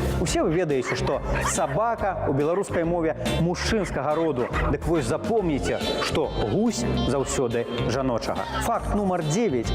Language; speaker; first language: Belarusian; non-native, local second language; Russian